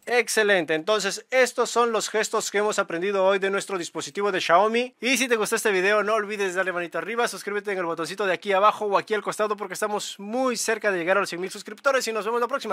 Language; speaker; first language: Spanish; native; Spanish